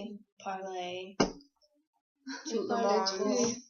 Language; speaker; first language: French; non-native, learner; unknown